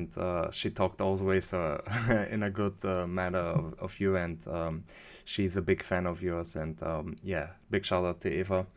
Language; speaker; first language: English; non-native, fluent; German